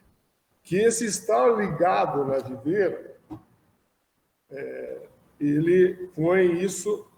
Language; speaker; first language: Portuguese; native; Portuguese